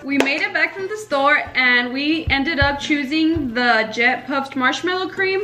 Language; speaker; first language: English; early bilingual, other home language; Spanish